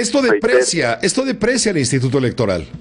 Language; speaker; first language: Spanish; native; Spanish